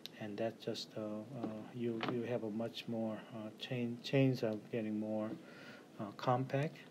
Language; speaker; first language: English; non-native, fluent; Korean